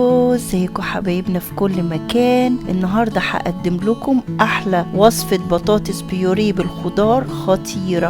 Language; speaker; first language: Arabic; native; Arabic